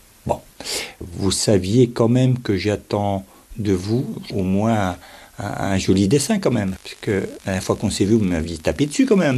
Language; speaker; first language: French; native; French